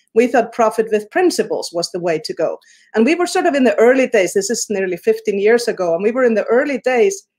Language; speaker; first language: English; non-native, fluent; Icelandic